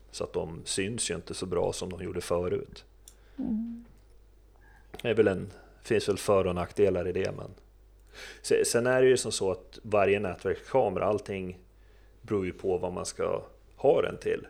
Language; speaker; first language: Swedish; native; Swedish